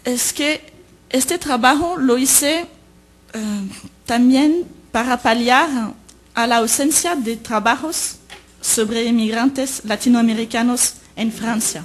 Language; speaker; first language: Spanish; native; Spanish